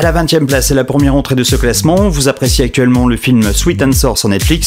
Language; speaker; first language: French; native; French